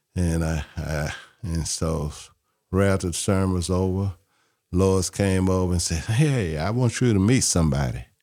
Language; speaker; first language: English; native; English